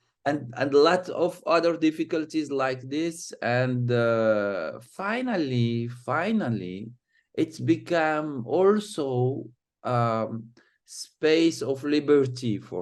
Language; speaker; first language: English; non-native, fluent; Arabic